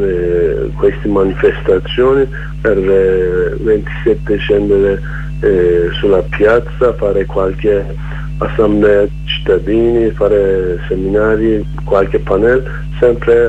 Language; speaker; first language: Italian; non-native, learner; Kurdish